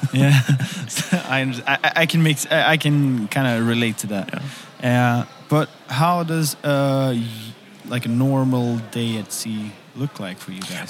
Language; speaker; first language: English; non-native, fluent; Swedish